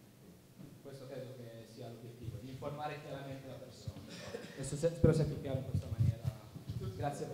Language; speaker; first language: Italian; native; Italian